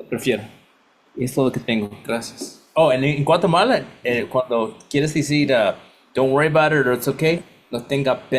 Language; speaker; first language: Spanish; non-native, learner; English